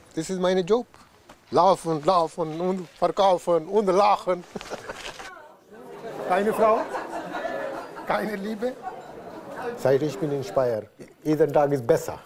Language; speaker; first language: German; non-native, learner; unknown